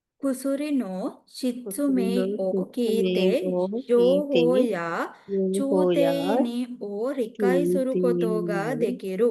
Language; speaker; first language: Japanese; non-native, learner; Sinhala